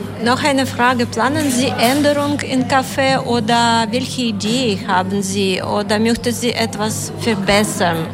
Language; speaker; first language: German; non-native, learner; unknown